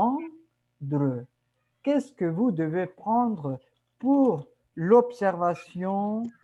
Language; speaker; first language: French; non-native, fluent; Spanish